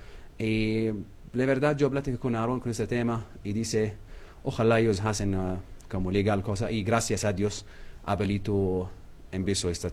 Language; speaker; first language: Spanish; non-native, learner; Arabic